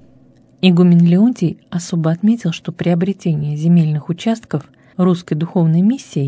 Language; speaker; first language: Russian; native; Russian